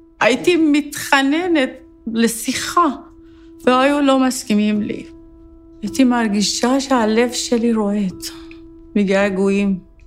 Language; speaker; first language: Hebrew; non-native, fluent; Persian